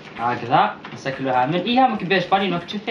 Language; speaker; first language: Arabic; native; Arabic